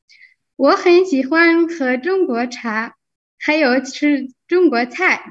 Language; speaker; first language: Chinese; non-native, learner; Arabic